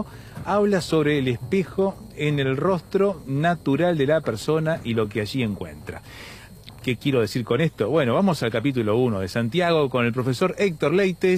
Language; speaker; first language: Spanish; native; Spanish